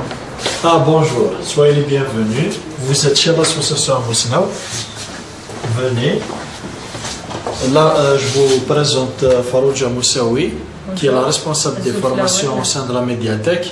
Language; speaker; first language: French; non-native, local second language; Kabyle